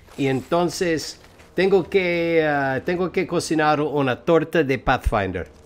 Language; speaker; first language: Spanish; non-native, learner; English